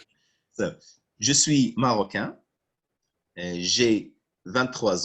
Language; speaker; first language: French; non-native, local second language; Arabic